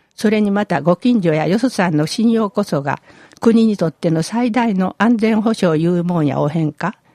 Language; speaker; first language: Japanese; native; Japanese